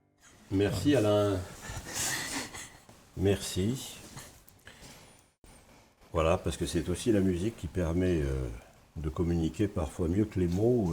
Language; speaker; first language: French; native; French